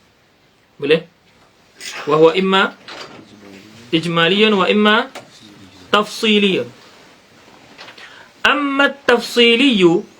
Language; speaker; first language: Arabic; non-native, fluent; Malay